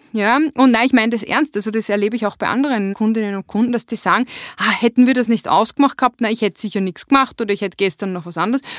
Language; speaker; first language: German; native; German